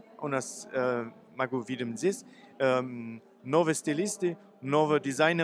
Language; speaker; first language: Russian; non-native, learner; German